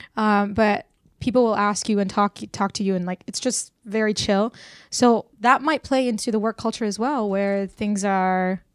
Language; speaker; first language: English; early bilingual, other home language; Burmese